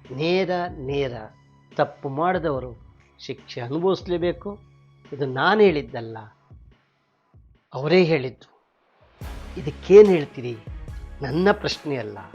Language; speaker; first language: Kannada; native; Kannada